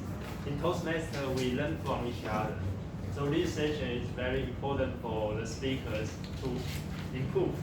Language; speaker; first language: English; non-native, local second language; Chinese